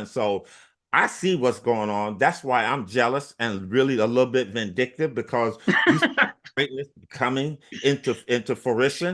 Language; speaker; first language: English; native; English